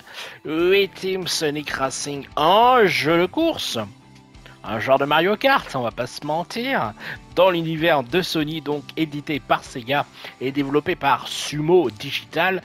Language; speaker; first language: French; native; French